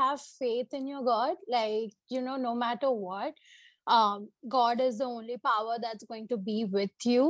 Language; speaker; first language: English; non-native, local second language; Hindi